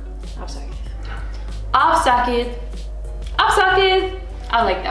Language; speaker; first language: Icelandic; non-native, learner; English